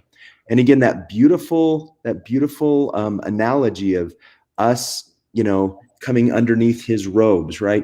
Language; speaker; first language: English; native; English